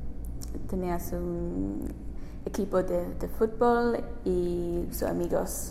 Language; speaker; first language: Spanish; non-native, learner; English